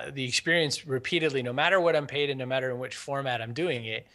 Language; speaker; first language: English; native; English